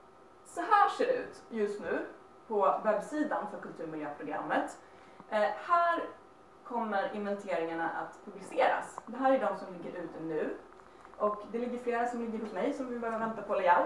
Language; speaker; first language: Swedish; native; Swedish